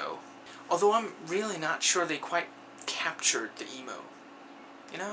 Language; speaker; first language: English; native; English